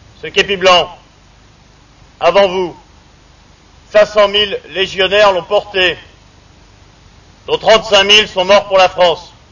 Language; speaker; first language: French; native; French